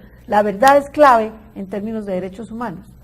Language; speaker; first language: Spanish; native; Spanish